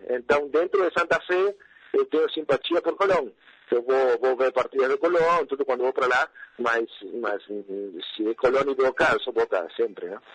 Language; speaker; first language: Portuguese; non-native, fluent; Spanish